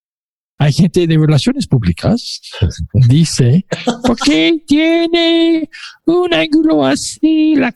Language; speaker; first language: Spanish; non-native, fluent; English